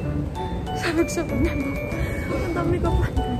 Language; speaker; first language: Filipino; native; Filipino